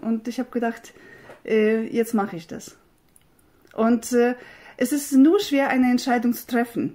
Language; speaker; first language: German; non-native, fluent; Russian